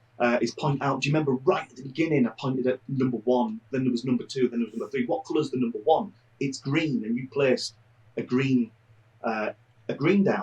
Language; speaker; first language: English; native; English